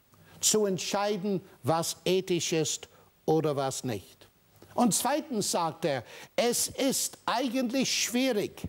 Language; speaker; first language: German; non-native, fluent; English